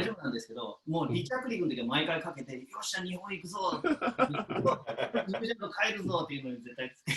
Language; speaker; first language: Japanese; native; Japanese